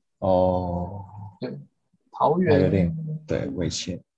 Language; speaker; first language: Chinese; non-native, fluent; Japanese